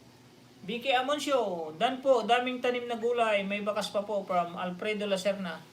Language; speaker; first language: Filipino; non-native, local second language; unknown